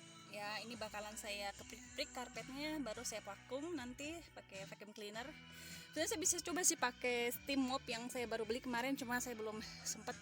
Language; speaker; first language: Indonesian; native; Indonesian